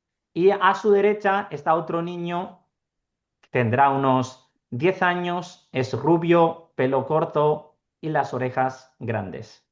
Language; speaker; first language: Spanish; non-native, fluent; Urdu